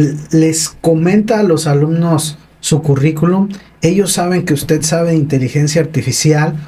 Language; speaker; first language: Spanish; native; Spanish